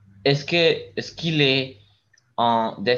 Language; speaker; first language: French; non-native, learner; Spanish